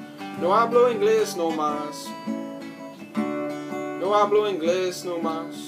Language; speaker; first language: Spanish; non-native, learner; English